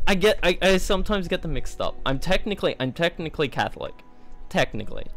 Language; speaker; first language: English; native; English